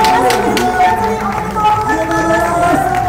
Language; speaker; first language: Japanese; native; Japanese